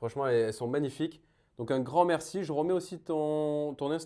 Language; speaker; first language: French; native; French